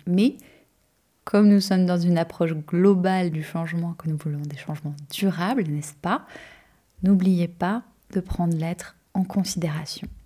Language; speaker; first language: French; native; French